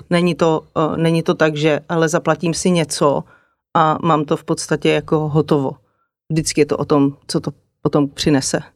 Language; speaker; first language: Czech; native; Czech